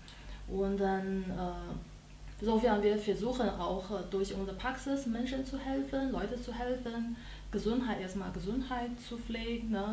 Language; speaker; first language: German; non-native, learner; Chinese